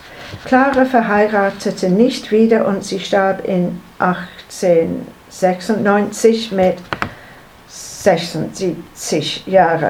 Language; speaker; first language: German; non-native, learner; English